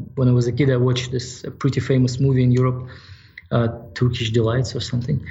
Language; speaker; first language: English; non-native, fluent; Ukrainian